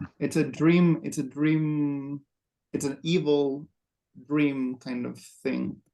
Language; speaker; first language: English; non-native, fluent; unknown